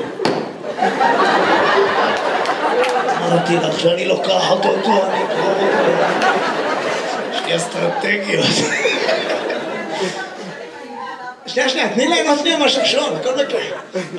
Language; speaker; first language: Hebrew; native; Hebrew